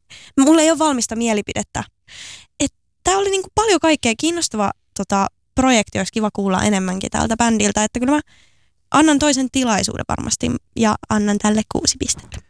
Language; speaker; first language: Finnish; native; Finnish